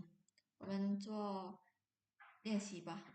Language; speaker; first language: Chinese; non-native, fluent; Indonesian